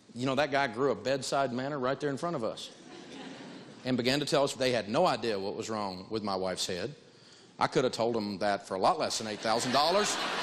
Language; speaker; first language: English; native; English